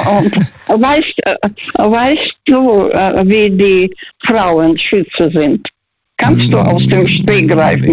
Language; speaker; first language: German; non-native, fluent; Russian